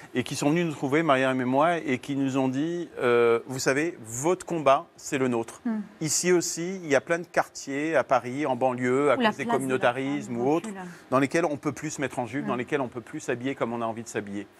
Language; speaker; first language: French; native; French